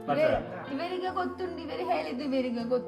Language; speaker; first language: Kannada; non-native, local second language; Malayalam